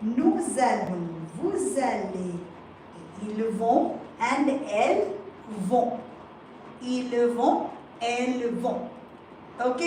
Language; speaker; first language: French; non-native, fluent; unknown